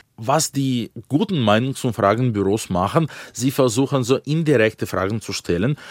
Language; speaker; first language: German; non-native, fluent; Russian